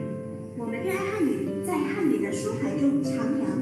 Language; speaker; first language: Chinese; non-native, fluent; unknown